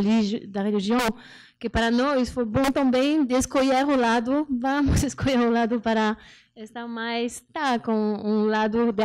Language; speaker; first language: Portuguese; non-native, learner; French